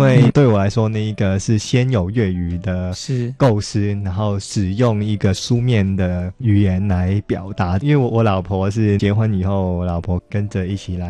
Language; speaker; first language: Chinese; non-native, local second language; Cantonese